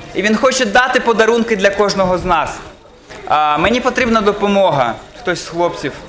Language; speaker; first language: Ukrainian; non-native, local second language; Russian